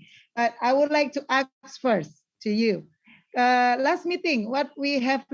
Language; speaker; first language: English; non-native, learner; Indonesian